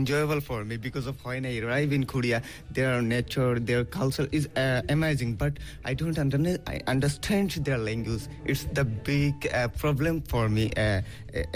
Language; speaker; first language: English; non-native, local second language; Bangla